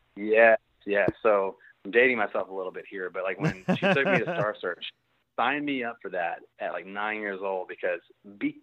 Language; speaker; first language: English; native; English